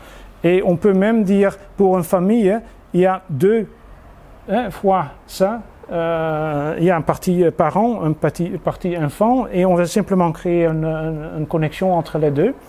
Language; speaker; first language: French; non-native, fluent; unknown